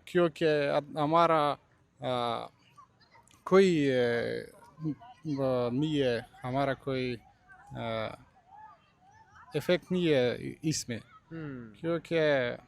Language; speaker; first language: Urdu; non-native, learner; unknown